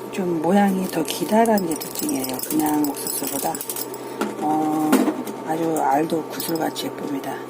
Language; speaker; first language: Korean; native; Korean